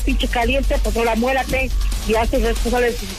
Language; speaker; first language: Spanish; native; Spanish